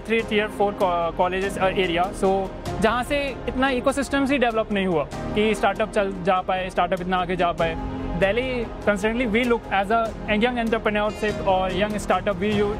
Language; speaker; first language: Hindi; native; Hindi